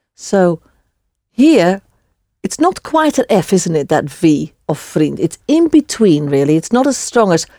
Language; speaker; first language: English; native; English